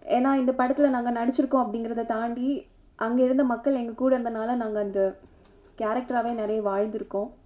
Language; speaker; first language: Tamil; native; Tamil